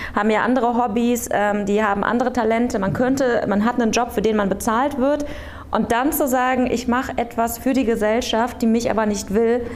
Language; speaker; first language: German; early bilingual, other home language; Korean